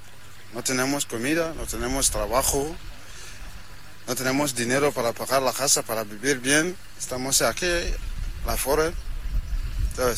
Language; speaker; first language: Spanish; non-native, learner; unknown